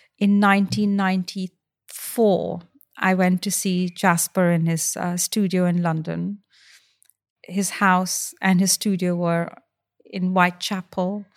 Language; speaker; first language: English; non-native, local second language; Hindi